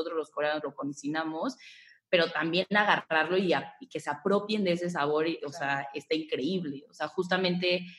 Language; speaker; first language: Spanish; native; Spanish